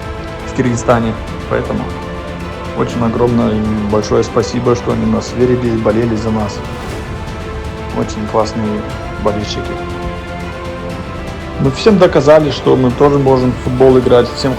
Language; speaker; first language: Russian; early bilingual, heritage; German